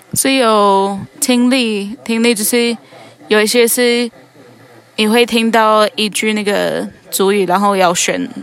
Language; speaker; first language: Chinese; non-native, fluent; English